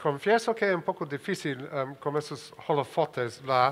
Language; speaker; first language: Portuguese; non-native, fluent; Spanish